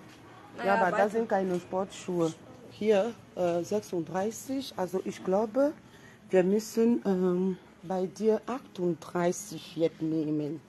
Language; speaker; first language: German; non-native, fluent; French